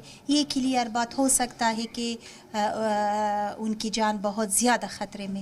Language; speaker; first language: Hindi; non-native, fluent; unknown